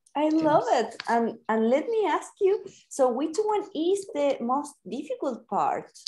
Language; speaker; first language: English; non-native, fluent; Spanish